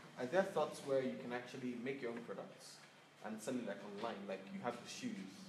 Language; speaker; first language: English; non-native, fluent; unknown